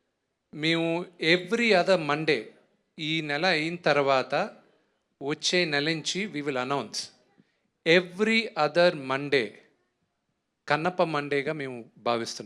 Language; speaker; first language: Telugu; native; Telugu